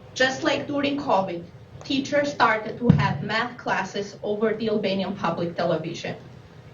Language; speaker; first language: English; non-native, fluent; Albanian